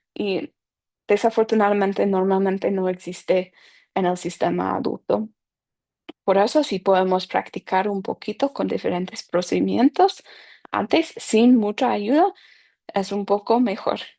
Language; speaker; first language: Spanish; non-native, fluent; English